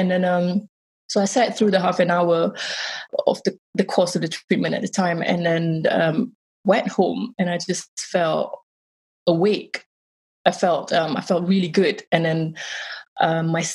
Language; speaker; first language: English; non-native, local second language; Malay